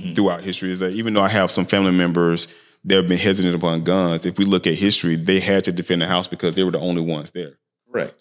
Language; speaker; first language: English; native; English